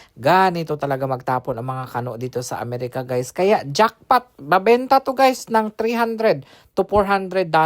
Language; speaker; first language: Filipino; non-native, local second language; Cebuano